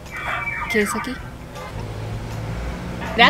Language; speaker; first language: Spanish; native; Spanish